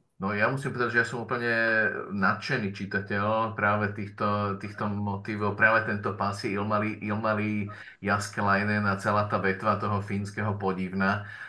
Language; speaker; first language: Slovak; native; Slovak